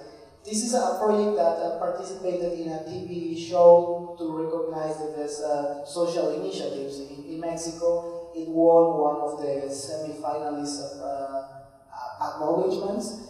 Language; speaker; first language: English; non-native, fluent; Spanish